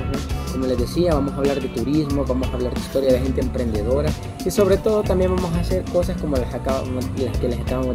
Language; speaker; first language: Spanish; native; Spanish